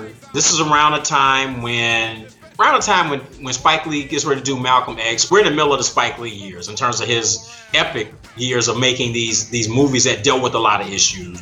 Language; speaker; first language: English; native; English